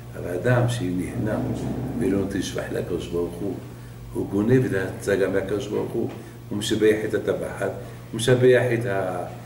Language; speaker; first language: Hebrew; non-native, fluent; Arabic